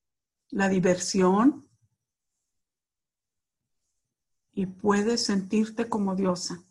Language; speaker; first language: Spanish; native; Spanish